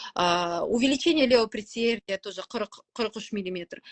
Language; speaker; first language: Russian; non-native, local second language; Kazakh